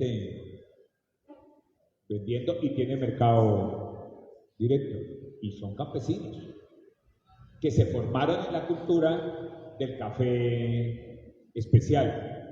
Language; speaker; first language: Spanish; native; Spanish